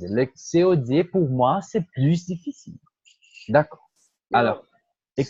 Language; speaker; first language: French; non-native, fluent; Portuguese